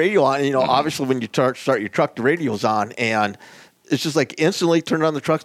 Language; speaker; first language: English; native; English